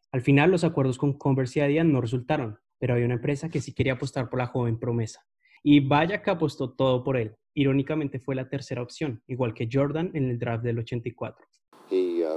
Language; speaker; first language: Spanish; native; Spanish